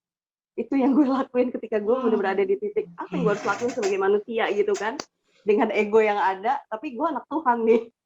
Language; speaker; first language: Indonesian; native; Indonesian